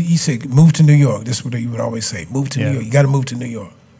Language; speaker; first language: English; native; English